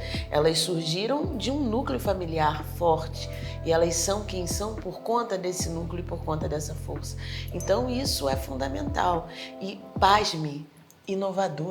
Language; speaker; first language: Portuguese; native; Portuguese